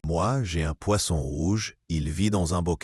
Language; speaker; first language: French; non-native, learner; Arabic